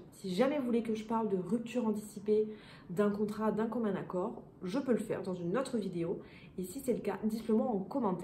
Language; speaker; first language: French; native; French